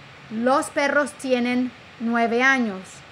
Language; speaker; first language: Spanish; non-native, fluent; English